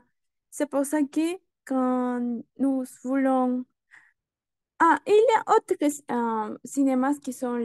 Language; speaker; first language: French; non-native, learner; Spanish